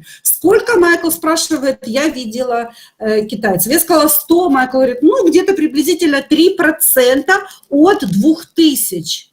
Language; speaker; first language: Russian; native; Russian